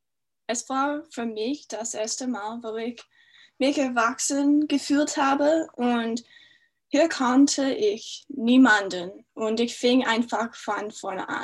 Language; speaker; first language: German; non-native, fluent; English